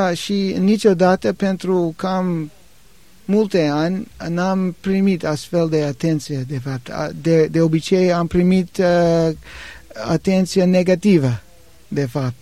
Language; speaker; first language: Romanian; non-native, learner; English